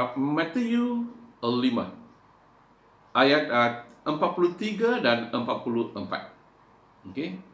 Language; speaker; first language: Malay; non-native, local second language; Iban